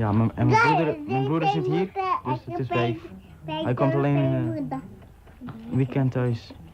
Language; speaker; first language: Dutch; early bilingual, other home language; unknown